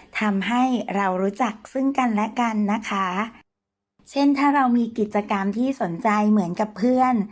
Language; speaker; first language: Thai; native; Thai